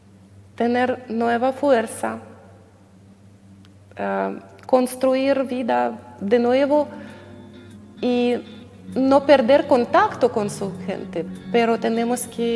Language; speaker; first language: Spanish; non-native, learner; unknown